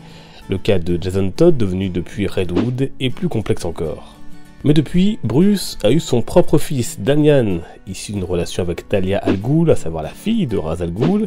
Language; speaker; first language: French; native; French